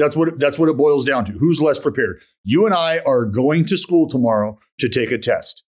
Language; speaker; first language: English; native; English